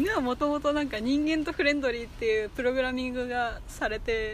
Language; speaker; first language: Japanese; native; Japanese